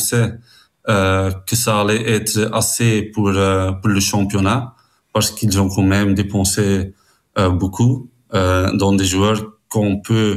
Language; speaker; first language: French; non-native, fluent; Dutch